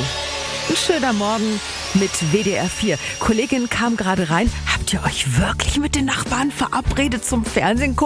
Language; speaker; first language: German; native; German